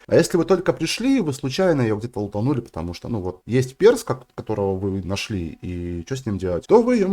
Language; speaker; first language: Russian; native; Russian